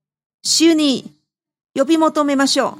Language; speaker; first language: Japanese; non-native, fluent; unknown